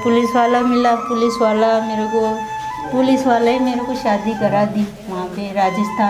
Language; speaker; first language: Hindi; early bilingual, other home language; Nepali